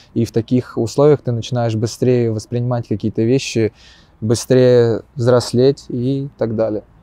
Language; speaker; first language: Russian; native; Russian